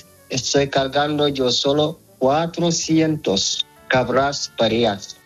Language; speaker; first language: Spanish; non-native, learner; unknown